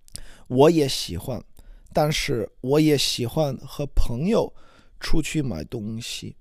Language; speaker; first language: Chinese; non-native, learner; English